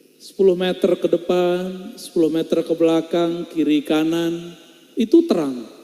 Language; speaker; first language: Indonesian; non-native, local second language; Minangkabau